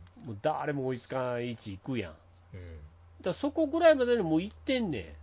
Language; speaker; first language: Japanese; native; Japanese